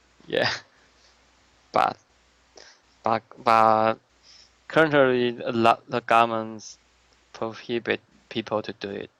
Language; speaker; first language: English; non-native, learner; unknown